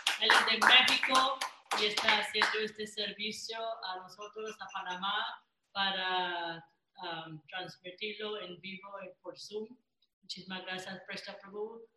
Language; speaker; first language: Spanish; non-native, fluent; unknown